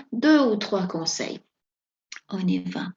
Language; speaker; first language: French; non-native, fluent; Spanish